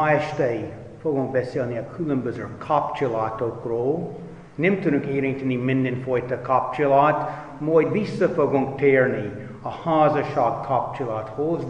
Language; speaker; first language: Hungarian; non-native, fluent; English